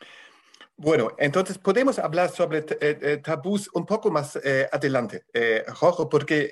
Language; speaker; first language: Spanish; non-native, fluent; German